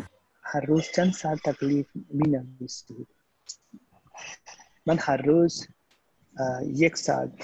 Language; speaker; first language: Persian; non-native, learner; Urdu